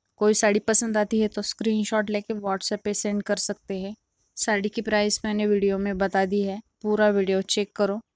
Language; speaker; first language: Hindi; non-native, local second language; Marathi